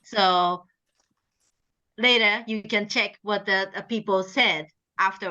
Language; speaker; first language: English; non-native, learner; Japanese